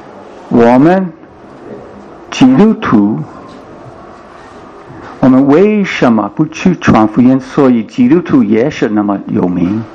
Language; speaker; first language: Chinese; non-native, fluent; English